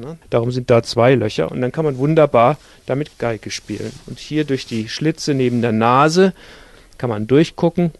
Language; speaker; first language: German; native; German